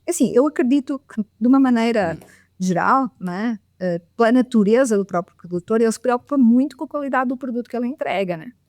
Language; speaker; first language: Portuguese; native; Portuguese